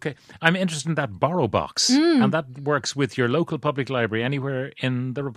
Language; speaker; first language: English; native; English